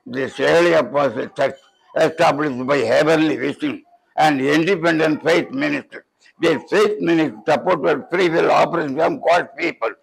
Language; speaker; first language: English; non-native, local second language; Tamil